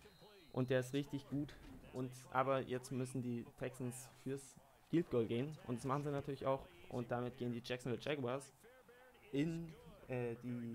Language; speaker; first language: German; native; German